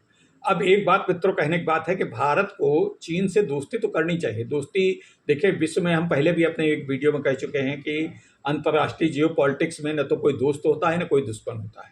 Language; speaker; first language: Hindi; native; Hindi